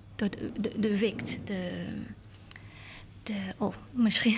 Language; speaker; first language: Dutch; non-native, learner; English